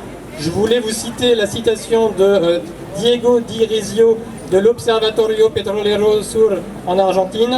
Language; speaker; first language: French; native; French